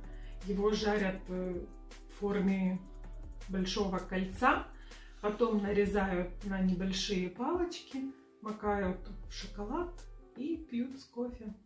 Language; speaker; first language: Russian; native; Russian